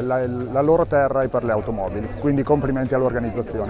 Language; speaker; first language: Italian; native; Italian